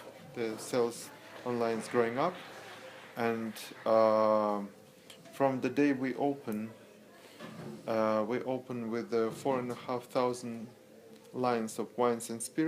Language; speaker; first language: English; non-native, learner; Russian